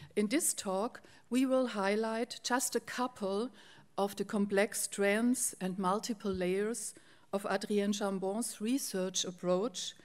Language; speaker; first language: English; non-native, fluent; German